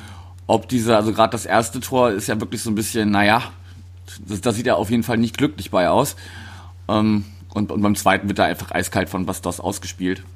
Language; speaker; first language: German; native; German